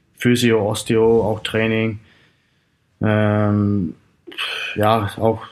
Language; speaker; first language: German; non-native, fluent; English